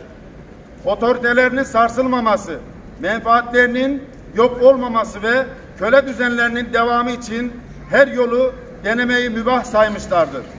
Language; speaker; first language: Turkish; native; Turkish